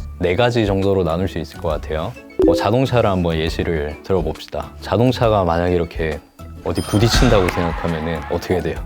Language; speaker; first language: Korean; native; Korean